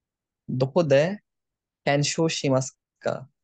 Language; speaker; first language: Japanese; non-native, learner; Bangla